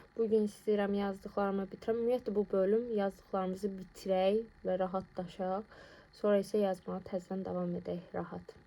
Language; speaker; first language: Azerbaijani; non-native, local second language; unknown